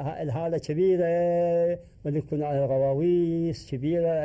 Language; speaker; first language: Arabic; native; Arabic